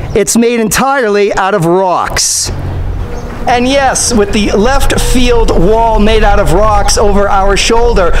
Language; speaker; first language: English; native; English